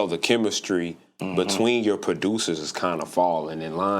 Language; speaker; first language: English; native; English